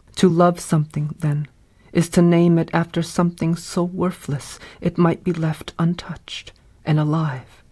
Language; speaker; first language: English; early bilingual, other home language; Vietnamese